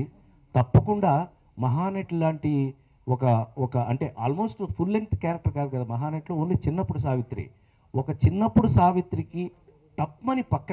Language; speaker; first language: Telugu; native; Telugu